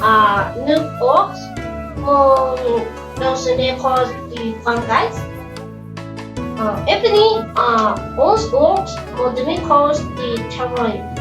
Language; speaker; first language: French; non-native, learner; Spanish